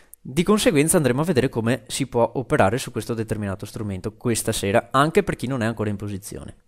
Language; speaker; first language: Italian; native; Italian